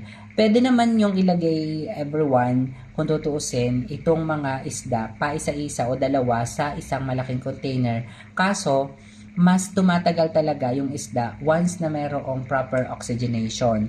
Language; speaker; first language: Filipino; native; Filipino